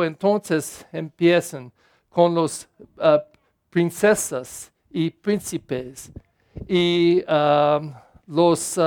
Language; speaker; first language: Spanish; non-native, fluent; English